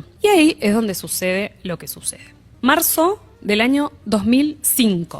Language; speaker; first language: Spanish; native; Spanish